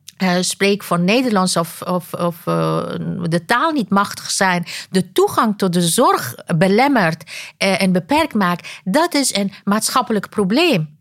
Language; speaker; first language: Dutch; non-native, fluent; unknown